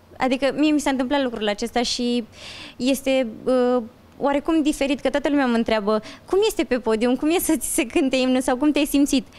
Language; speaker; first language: Romanian; native; Romanian